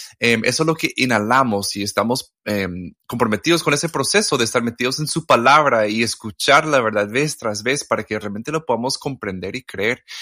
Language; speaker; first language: Spanish; non-native, fluent; English